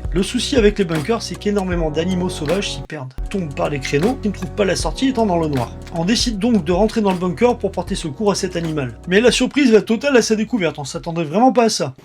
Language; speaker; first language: French; native; French